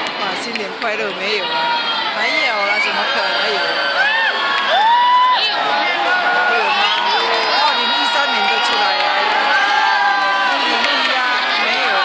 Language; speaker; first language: Chinese; native; Chinese